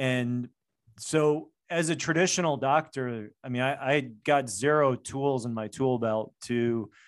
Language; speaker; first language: English; native; English